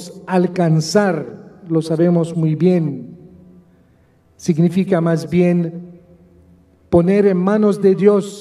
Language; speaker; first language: Spanish; non-native, fluent; Maltese